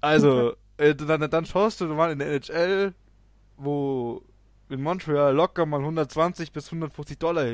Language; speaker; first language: German; native; German